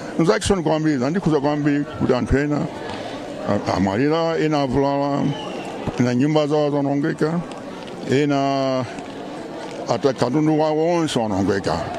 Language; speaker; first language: Nyanja; non-native, local second language; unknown